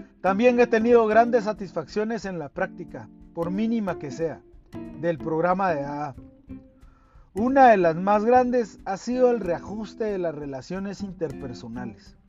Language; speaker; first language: Spanish; native; Spanish